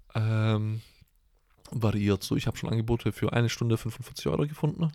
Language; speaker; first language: German; native; German